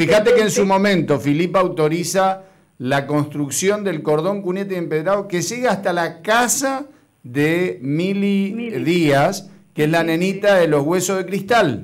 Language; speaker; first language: Spanish; native; Spanish